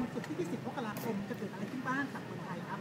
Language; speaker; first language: Thai; native; Thai